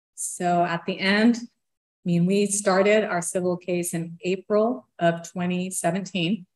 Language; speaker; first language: English; early bilingual, other home language; Portuguese